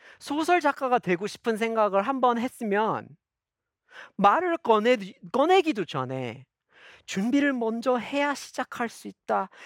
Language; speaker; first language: Korean; non-native, fluent; English